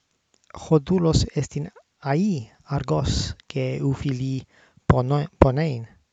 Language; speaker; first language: Greek; non-native, learner; English